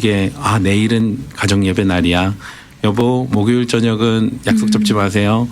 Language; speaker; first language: Korean; native; Korean